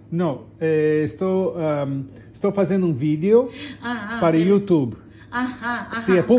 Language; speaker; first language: Italian; non-native, learner; Portuguese